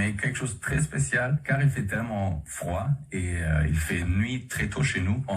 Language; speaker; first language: French; non-native, learner; German